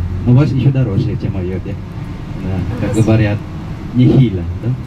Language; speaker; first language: Russian; non-native, fluent; Indonesian